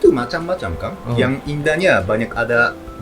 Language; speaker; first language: Indonesian; non-native, learner; Japanese